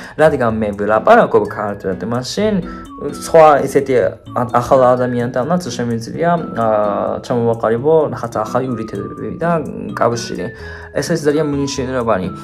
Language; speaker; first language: Georgian; non-native, fluent; Japanese